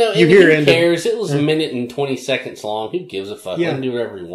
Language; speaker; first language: English; native; English